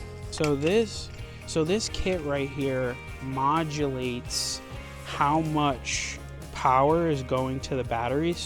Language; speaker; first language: English; native; English